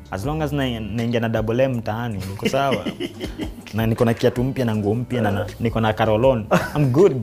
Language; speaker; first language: English; non-native, local second language; Swahili